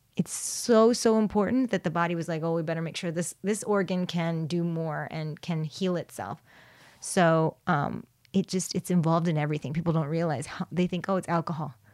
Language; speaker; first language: English; early bilingual, other home language; Spanish